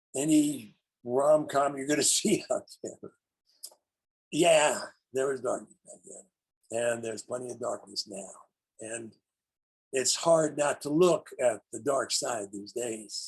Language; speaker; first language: English; native; English